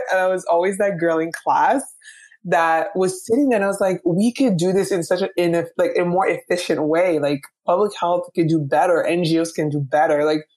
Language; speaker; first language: English; early bilingual, other home language; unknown